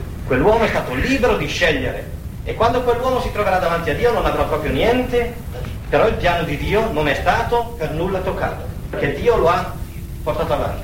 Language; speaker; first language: Italian; native; Italian